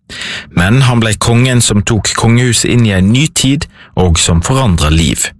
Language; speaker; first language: Norwegian; native; Norwegian